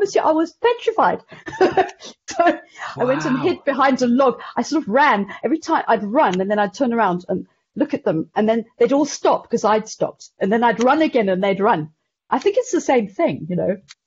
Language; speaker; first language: English; native; English